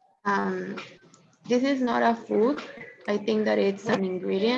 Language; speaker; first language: English; non-native, fluent; Spanish